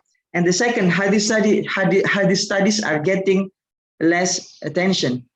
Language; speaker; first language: English; non-native, learner; Indonesian